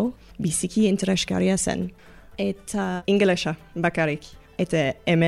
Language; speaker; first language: Basque; non-native, fluent; English